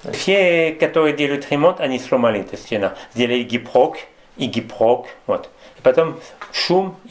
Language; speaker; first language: Russian; non-native, learner; French